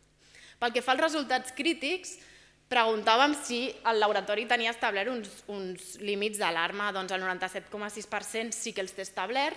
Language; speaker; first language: Catalan; native; Catalan